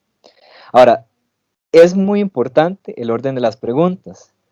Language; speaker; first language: Spanish; native; Spanish